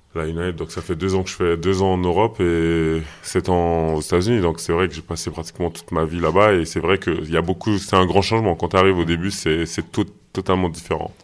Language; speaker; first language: French; native; French